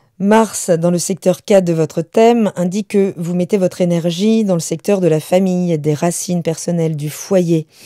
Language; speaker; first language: French; native; French